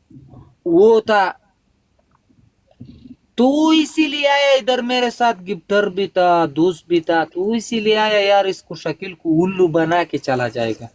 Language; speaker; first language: Hindi; non-native, local second language; Pashto